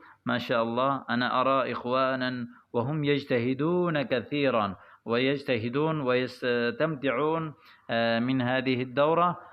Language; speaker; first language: Arabic; non-native, fluent; Urdu